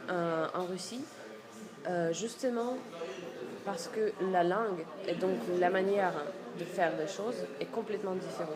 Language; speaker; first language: French; non-native, fluent; Russian